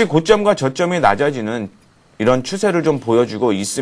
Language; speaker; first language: Korean; native; Korean